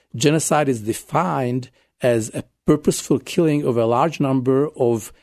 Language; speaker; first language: English; non-native, fluent; Czech